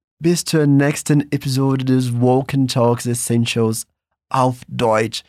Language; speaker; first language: German; non-native, fluent; Portuguese